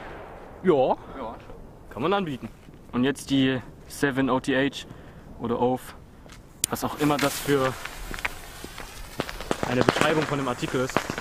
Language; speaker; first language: German; native; German